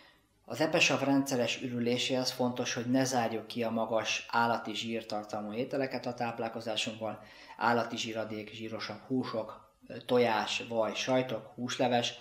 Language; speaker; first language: Hungarian; native; Hungarian